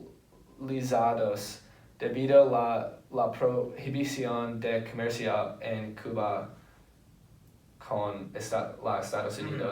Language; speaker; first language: Spanish; non-native, learner; English